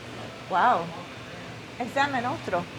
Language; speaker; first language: Spanish; non-native, learner; English